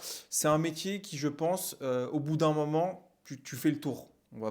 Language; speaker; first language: French; native; French